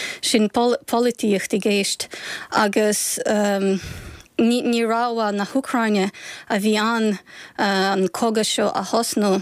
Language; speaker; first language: Irish; non-native, fluent; Ukrainian